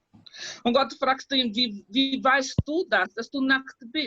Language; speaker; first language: German; non-native, fluent; Portuguese